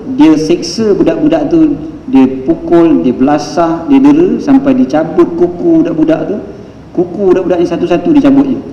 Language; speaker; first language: Malay; native; Malay